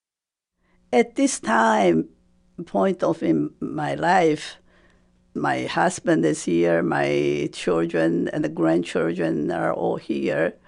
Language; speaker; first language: English; non-native, fluent; Japanese